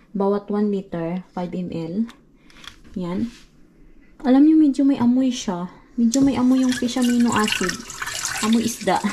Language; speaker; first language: Filipino; non-native, local second language; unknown